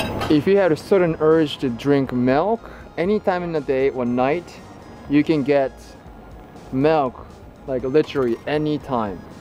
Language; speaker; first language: English; non-native, fluent; Japanese